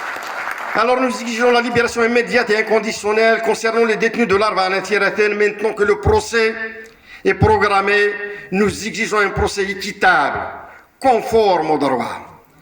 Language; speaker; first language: French; non-native, local second language; Kabyle